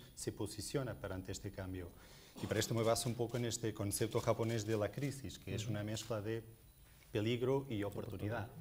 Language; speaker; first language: Spanish; non-native, fluent; Portuguese